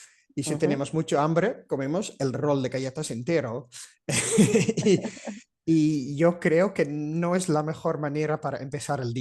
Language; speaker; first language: Spanish; non-native, fluent; Dutch